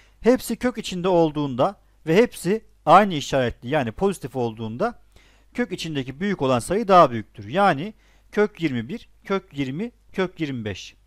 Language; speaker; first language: Turkish; native; Turkish